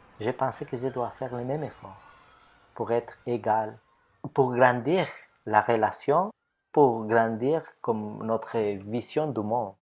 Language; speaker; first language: French; non-native, fluent; Spanish